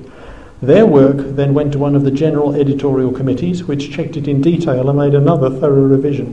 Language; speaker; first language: English; native; English